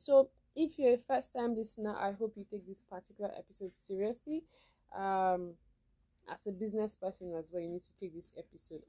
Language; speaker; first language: English; non-native, local second language; Igbo